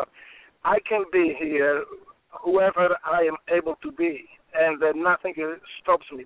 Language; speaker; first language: English; non-native, fluent; Polish